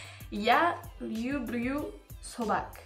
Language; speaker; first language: Russian; non-native, learner; French